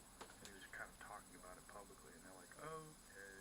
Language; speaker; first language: English; native; English